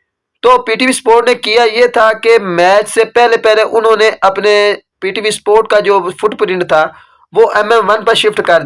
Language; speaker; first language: Urdu; native; Urdu